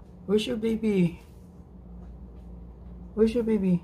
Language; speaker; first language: English; non-native, local second language; Filipino